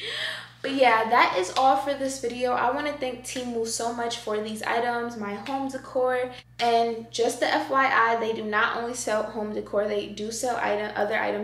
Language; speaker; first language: English; native; English